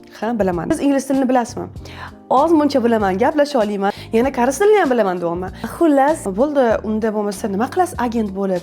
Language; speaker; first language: Uzbek; non-native, local second language; Russian